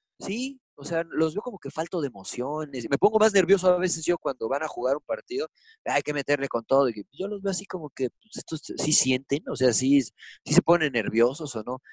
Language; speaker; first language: Spanish; early bilingual, heritage; Spanish